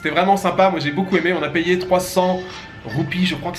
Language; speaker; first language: French; native; French